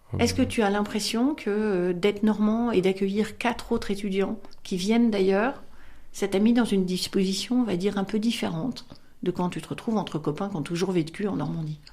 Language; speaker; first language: French; native; French